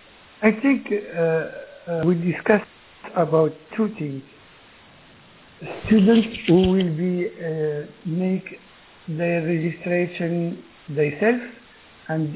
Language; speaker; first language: English; non-native, learner; Arabic